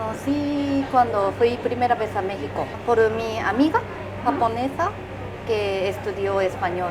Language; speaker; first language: Spanish; non-native, fluent; Japanese